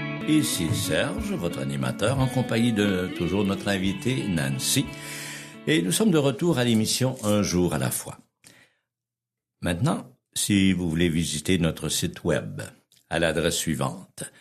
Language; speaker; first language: French; native; French